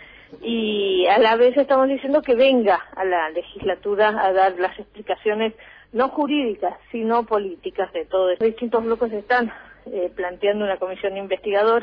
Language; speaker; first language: Spanish; native; Spanish